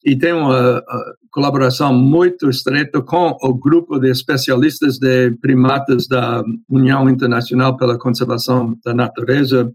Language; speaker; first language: Portuguese; non-native, fluent; English